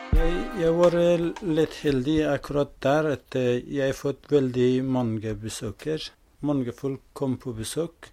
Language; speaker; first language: Norwegian; non-native, fluent; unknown